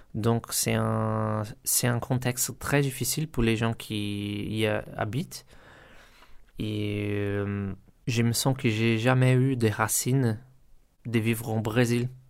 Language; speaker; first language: French; non-native, learner; Portuguese